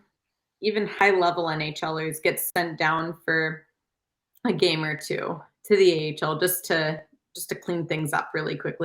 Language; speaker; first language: English; native; English